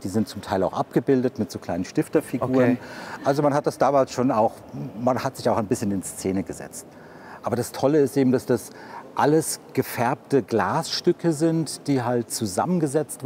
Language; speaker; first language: German; native; German